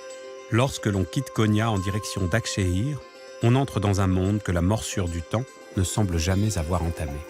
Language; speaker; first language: French; native; French